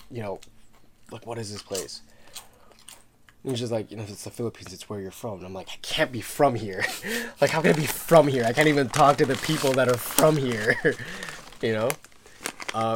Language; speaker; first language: English; native; English